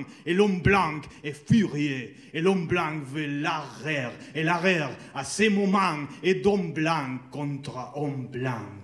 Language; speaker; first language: French; non-native, learner; Spanish